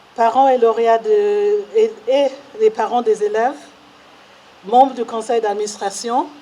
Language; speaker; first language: French; non-native, learner; English